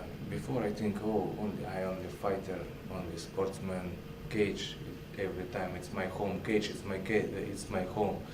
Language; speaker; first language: English; non-native, learner; Russian